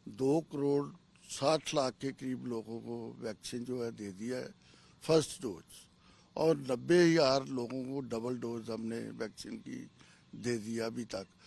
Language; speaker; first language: Hindi; non-native, local second language; Punjabi